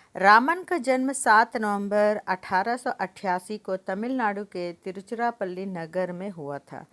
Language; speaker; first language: Hindi; non-native, local second language; Telugu